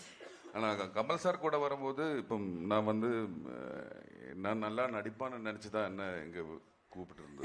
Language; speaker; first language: Tamil; non-native, learner; Malayalam